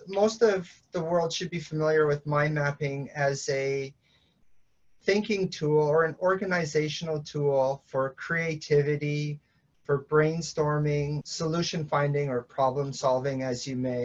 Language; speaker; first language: English; native; English